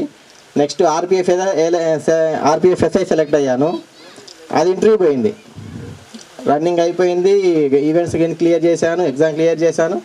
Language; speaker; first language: Telugu; native; Telugu